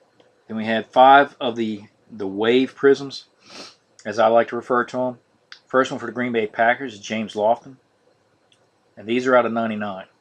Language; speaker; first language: English; native; English